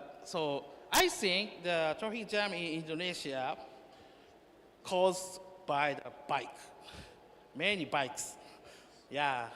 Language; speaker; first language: English; non-native, learner; Japanese